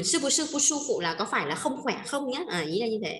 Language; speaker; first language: Vietnamese; native; Vietnamese